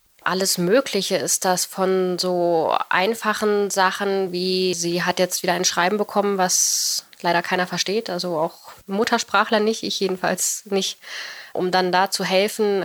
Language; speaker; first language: German; native; German